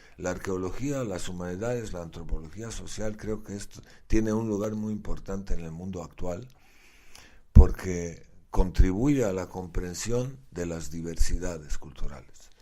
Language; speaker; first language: Spanish; non-native, fluent; Slovenian